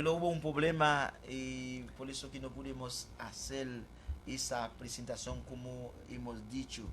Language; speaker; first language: Spanish; non-native, fluent; Haitian Creole